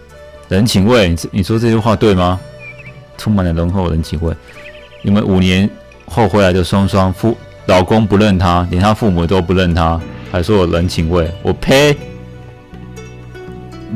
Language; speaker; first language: Chinese; native; Chinese